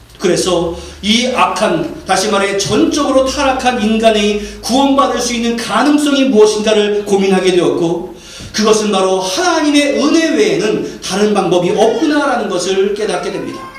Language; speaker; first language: Korean; native; Korean